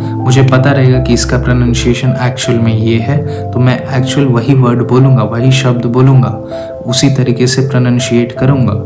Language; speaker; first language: Hindi; native; Hindi